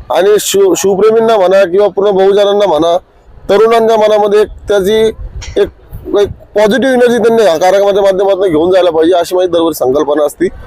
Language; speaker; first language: Marathi; native; Marathi